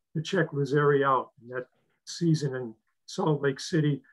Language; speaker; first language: English; native; English